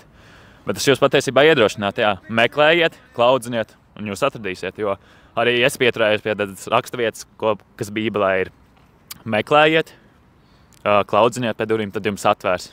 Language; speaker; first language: Latvian; native; Latvian